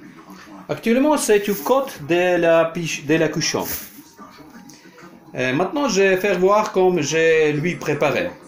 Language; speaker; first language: French; non-native, learner; Ukrainian